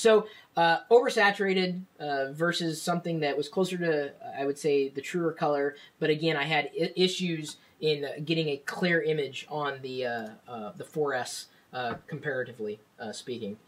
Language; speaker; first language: English; native; English